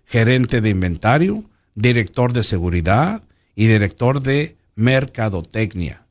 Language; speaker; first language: Spanish; early bilingual, heritage; Spanish